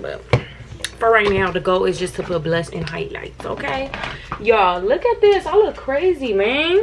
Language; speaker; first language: English; native; English